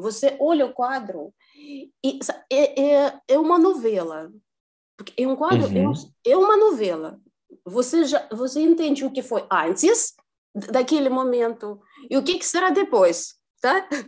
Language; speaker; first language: Portuguese; non-native, fluent; Russian